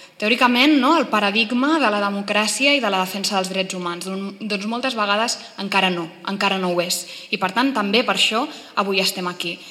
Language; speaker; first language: Catalan; native; Catalan